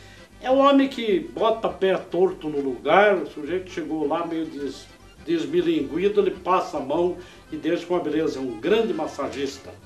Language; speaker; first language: Portuguese; native; Portuguese